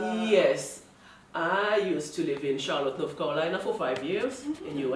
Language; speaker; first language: English; non-native, learner; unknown